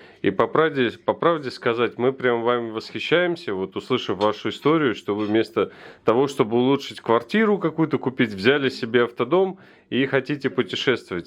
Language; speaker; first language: Russian; native; Russian